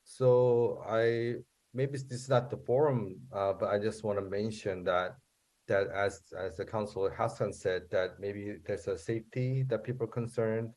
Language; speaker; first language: English; non-native, fluent; Korean